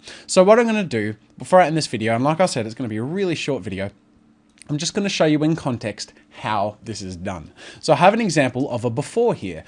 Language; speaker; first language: English; native; English